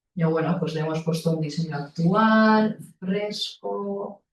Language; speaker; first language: Spanish; non-native, local second language; Basque